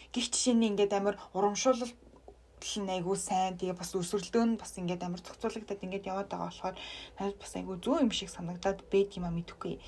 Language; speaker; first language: Mongolian; native; Mongolian